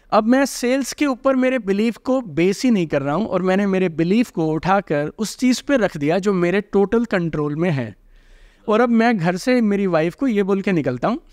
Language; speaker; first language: Hindi; native; Hindi